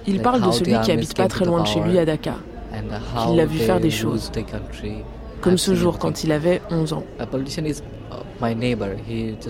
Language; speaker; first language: French; native; French